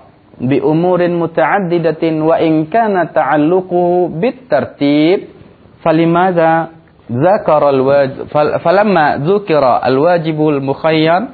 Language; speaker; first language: Arabic; non-native, fluent; Indonesian